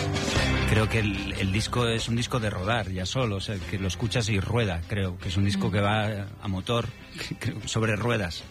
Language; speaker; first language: Spanish; native; Spanish